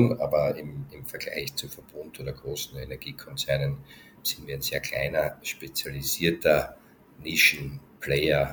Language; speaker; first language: German; native; German